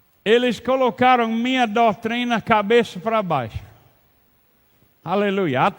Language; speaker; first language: Portuguese; non-native, learner; English